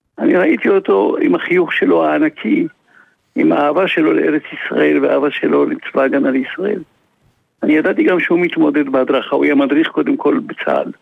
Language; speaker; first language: Hebrew; non-native, fluent; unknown